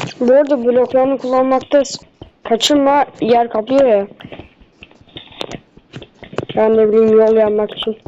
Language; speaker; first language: Turkish; native; Turkish